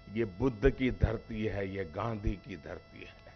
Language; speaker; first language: Hindi; non-native, local second language; Gujarati